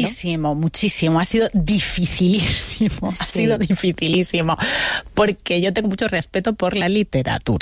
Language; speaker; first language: Spanish; native; Spanish